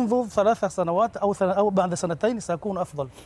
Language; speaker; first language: Arabic; non-native, local second language; Comorian